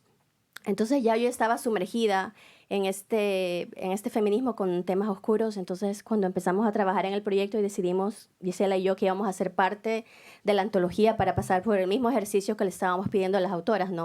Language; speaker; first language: Spanish; native; Spanish